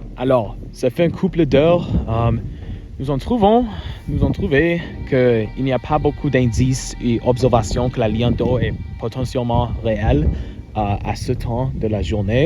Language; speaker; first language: French; non-native, learner; English